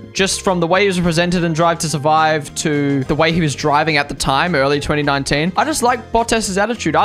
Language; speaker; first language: English; native; English